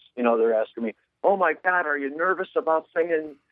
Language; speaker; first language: English; native; English